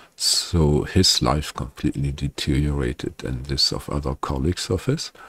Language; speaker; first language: English; non-native, fluent; German